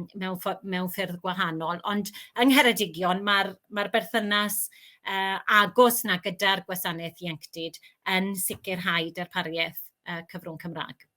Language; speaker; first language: Welsh; native; Welsh